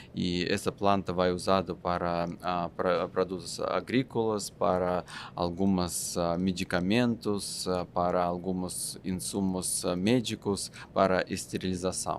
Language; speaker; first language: Portuguese; non-native, fluent; Russian